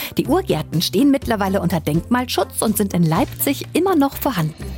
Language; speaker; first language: German; native; German